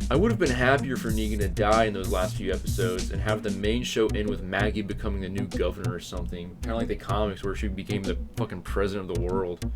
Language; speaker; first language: English; native; English